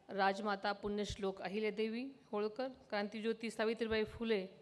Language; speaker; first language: Hindi; non-native, local second language; Marathi